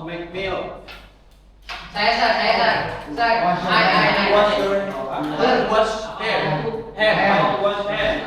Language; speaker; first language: English; non-native, fluent; Indonesian